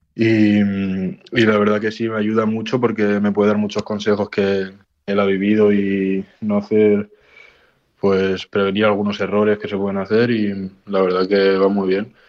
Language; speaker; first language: Spanish; native; Spanish